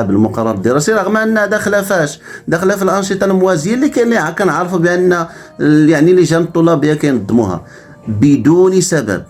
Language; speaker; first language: Arabic; native; Arabic